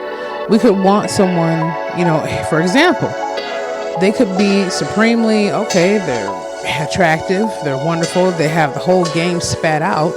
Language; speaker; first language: English; native; English